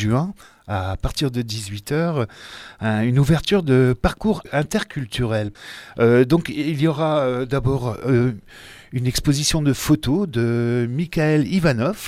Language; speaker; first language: French; native; French